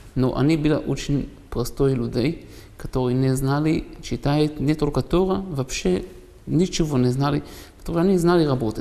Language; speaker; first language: Russian; non-native, learner; Hebrew